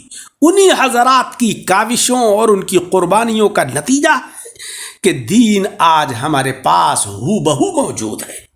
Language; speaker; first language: Urdu; native; Urdu